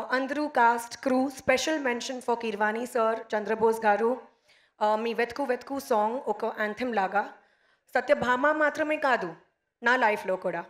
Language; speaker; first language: Telugu; non-native, learner; Hindi